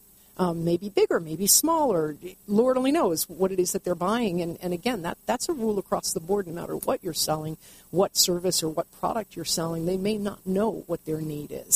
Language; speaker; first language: English; native; English